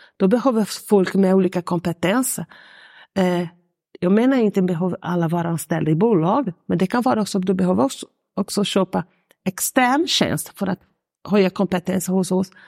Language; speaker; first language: Swedish; non-native, fluent; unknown